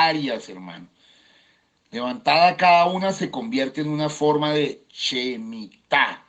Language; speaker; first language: Spanish; native; Spanish